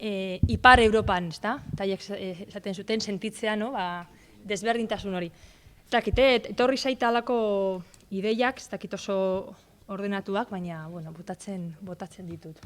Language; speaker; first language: Basque; non-native, local second language; Spanish